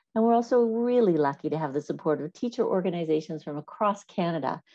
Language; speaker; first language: English; native; English